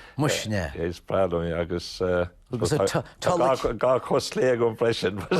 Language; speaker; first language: Irish; native; Irish